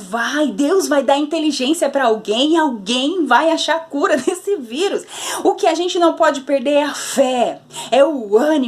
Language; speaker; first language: Portuguese; native; Portuguese